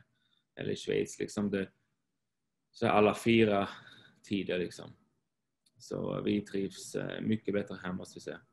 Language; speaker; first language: Swedish; non-native, fluent; Swiss German